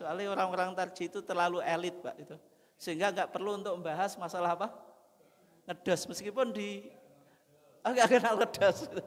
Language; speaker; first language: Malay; non-native, local second language; Javanese